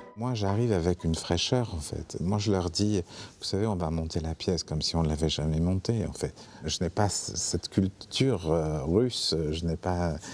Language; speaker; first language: French; native; French